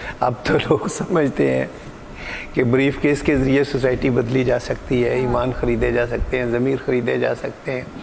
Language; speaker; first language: Urdu; non-native, local second language; Punjabi